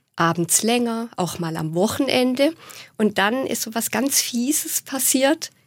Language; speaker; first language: German; native; German